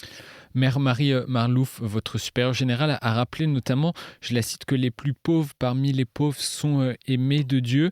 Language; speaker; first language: French; native; French